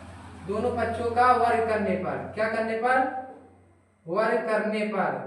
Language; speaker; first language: Hindi; native; Hindi